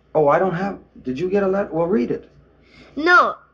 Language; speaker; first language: English; native; English